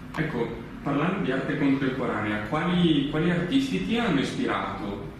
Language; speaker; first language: Italian; native; Italian